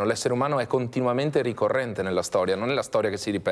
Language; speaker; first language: Italian; native; Italian